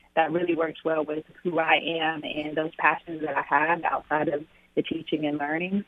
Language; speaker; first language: English; native; English